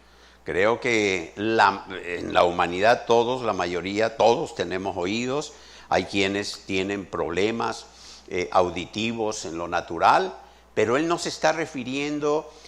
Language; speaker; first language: Spanish; native; Spanish